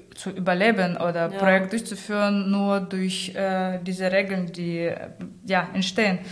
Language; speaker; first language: German; non-native, learner; Russian